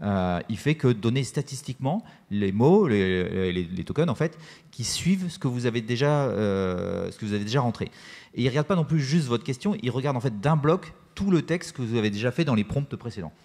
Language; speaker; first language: French; native; French